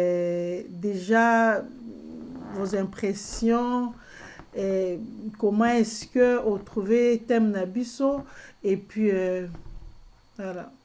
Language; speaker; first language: French; non-native, local second language; Lingala